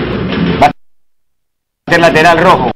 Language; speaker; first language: Spanish; native; Spanish